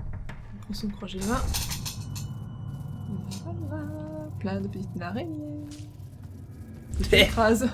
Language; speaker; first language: French; native; French